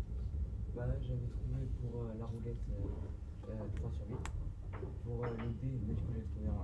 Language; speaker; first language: French; native; French